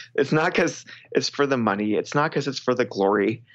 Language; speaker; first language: English; native; English